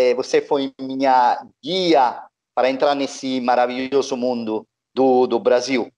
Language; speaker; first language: Portuguese; non-native, fluent; Italian